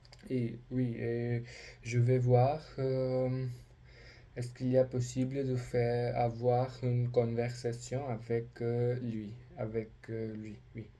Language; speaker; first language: French; non-native, learner; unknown